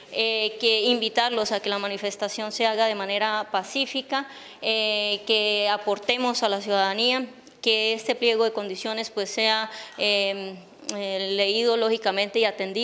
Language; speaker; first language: Spanish; native; Spanish